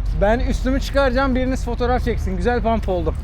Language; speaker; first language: Turkish; native; Turkish